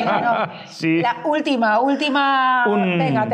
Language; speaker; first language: Spanish; native; Spanish